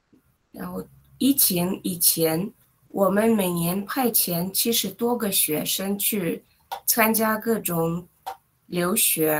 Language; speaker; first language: Chinese; non-native, fluent; Russian